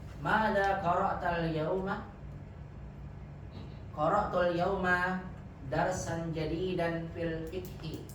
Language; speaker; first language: Arabic; non-native, fluent; Indonesian